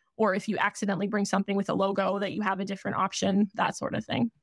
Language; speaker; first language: English; native; English